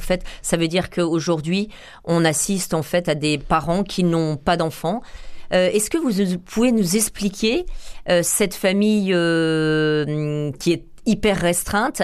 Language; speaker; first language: French; native; French